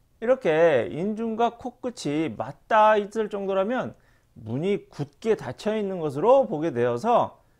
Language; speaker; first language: Korean; native; Korean